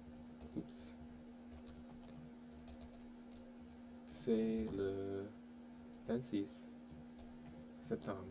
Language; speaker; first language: French; non-native, fluent; English